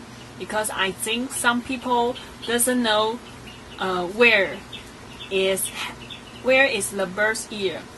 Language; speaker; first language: English; non-native, learner; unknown